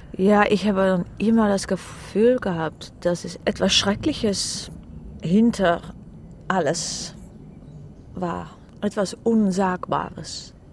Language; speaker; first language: German; non-native, fluent; Dutch